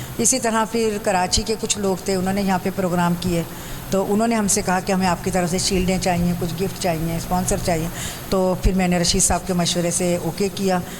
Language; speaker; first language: Urdu; native; Urdu